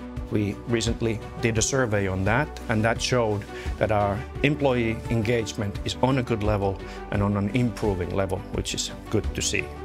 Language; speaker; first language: English; non-native, fluent; Finnish